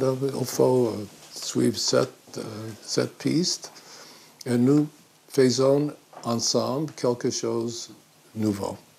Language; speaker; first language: French; non-native, fluent; English